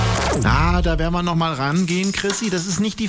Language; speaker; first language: German; native; German